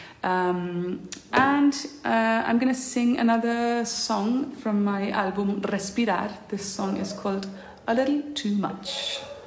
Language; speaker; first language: English; early bilingual, heritage; English